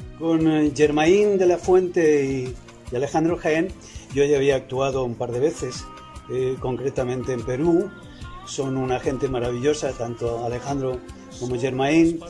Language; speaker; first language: Spanish; native; Spanish